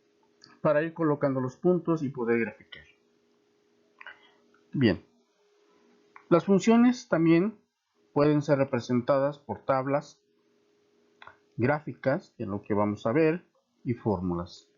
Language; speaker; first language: Spanish; native; Spanish